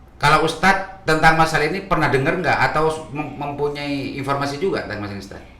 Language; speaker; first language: Indonesian; non-native, local second language; Madurese